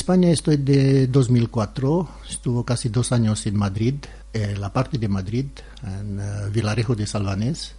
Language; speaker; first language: Spanish; non-native, learner; Romanian